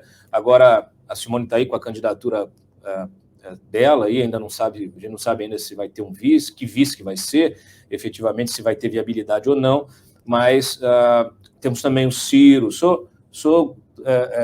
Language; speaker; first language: Portuguese; native; Portuguese